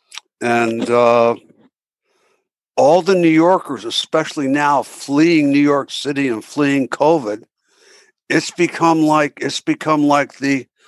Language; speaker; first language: English; native; English